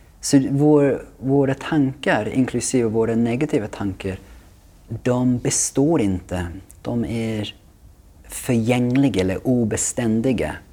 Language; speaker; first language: Swedish; non-native, fluent; English